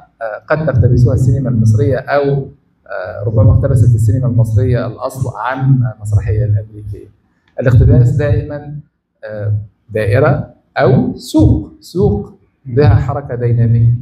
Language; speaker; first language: Arabic; native; Arabic